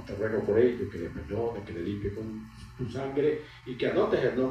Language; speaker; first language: Spanish; native; Spanish